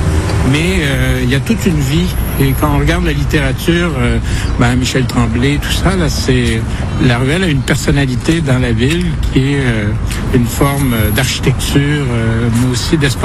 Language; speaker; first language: French; native; French